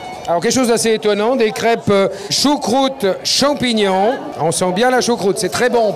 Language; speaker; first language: French; native; French